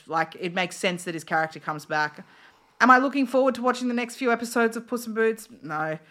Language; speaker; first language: English; native; English